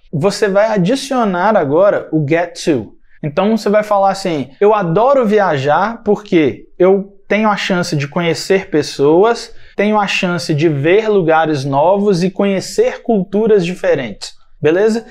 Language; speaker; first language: Portuguese; native; Portuguese